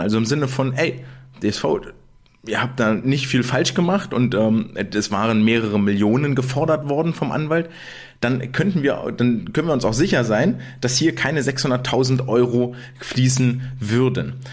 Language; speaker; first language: German; native; German